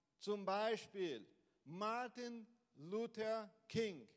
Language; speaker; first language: German; non-native, fluent; Portuguese